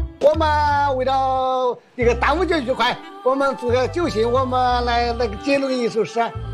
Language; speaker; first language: Chinese; native; Chinese